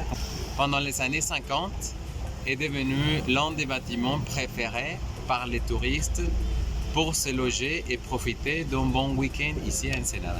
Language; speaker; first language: French; non-native, fluent; Spanish